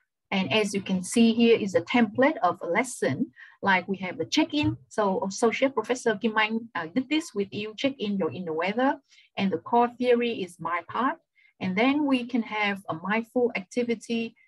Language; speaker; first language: English; non-native, fluent; Vietnamese